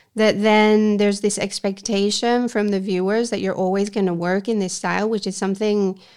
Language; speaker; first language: English; non-native, fluent; Spanish